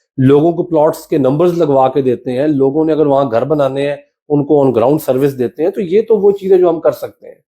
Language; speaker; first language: Urdu; non-native, local second language; Punjabi